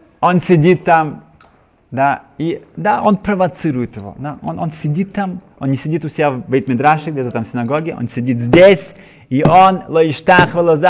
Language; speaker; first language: Russian; native; Russian